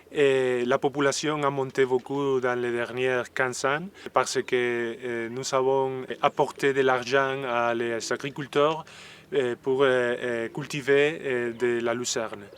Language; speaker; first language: French; non-native, learner; Spanish